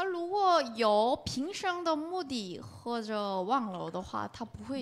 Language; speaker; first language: Chinese; non-native, learner; Korean